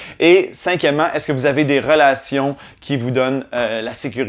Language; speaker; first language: French; native; French